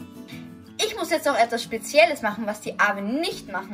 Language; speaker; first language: German; native; German